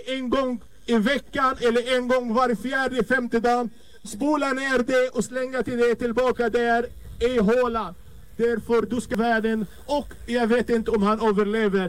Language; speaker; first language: Swedish; non-native, fluent; Arabic